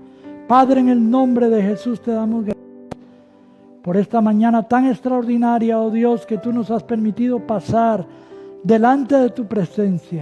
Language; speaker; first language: Spanish; native; Spanish